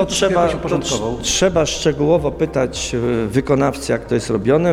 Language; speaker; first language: Polish; native; Polish